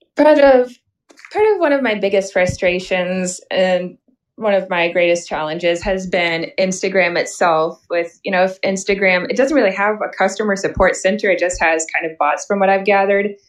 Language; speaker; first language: English; native; English